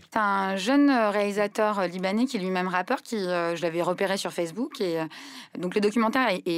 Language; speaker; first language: French; non-native, local second language; Arabic